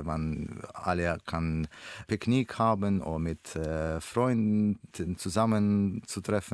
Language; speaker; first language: German; non-native, learner; Russian